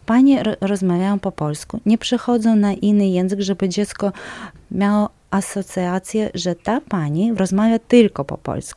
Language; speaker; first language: Polish; non-native, local second language; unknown